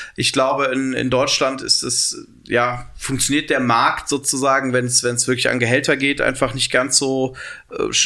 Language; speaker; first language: German; native; German